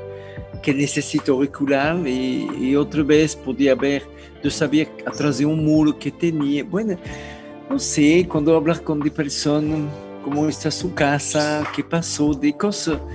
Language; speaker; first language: Spanish; non-native, learner; French